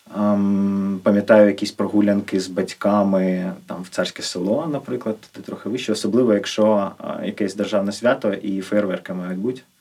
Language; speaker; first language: Ukrainian; non-native, local second language; Russian